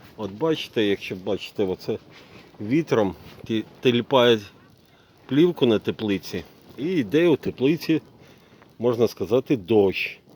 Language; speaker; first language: Ukrainian; native; Ukrainian